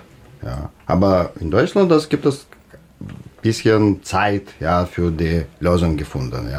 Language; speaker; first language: German; non-native, learner; Russian